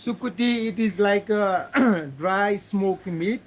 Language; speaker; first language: English; non-native, fluent; Nepali